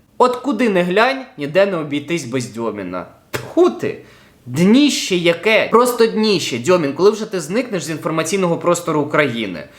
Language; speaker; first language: Ukrainian; native; Ukrainian